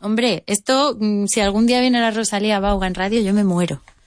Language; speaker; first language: Spanish; native; Spanish